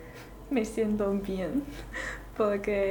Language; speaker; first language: Spanish; non-native, learner; Chinese